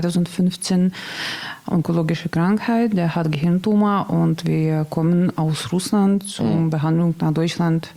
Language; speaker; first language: German; non-native, learner; Russian